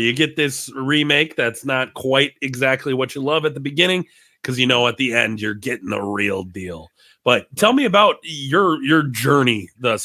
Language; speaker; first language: English; native; English